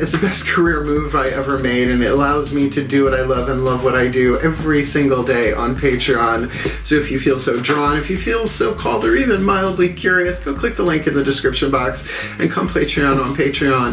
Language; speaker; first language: English; native; English